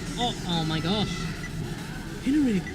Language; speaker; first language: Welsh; non-native, local second language; English